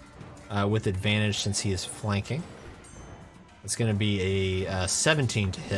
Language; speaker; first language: English; native; English